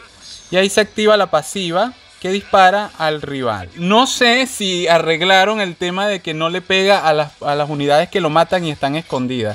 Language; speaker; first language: Spanish; native; Spanish